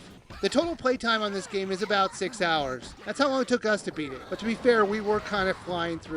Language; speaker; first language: English; native; English